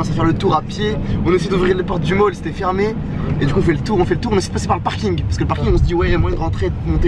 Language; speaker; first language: French; native; French